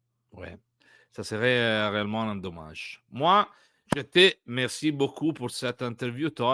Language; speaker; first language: French; non-native, learner; Italian